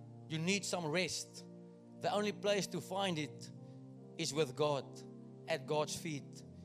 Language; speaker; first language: English; non-native, local second language; Afrikaans